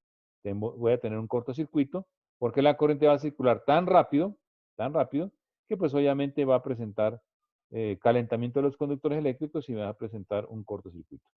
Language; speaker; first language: Spanish; native; Spanish